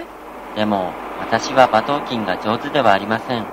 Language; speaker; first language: Japanese; non-native, learner; Mongolian